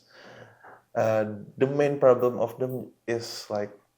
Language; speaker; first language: English; non-native, local second language; Indonesian